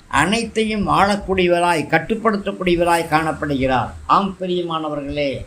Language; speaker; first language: Tamil; native; Tamil